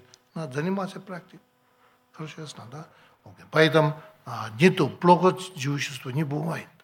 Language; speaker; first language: Russian; non-native, learner; Tibetan